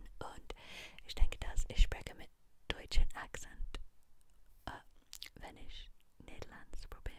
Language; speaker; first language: German; non-native, learner; English